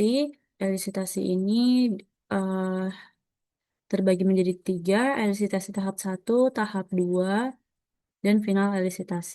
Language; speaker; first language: Indonesian; native; Indonesian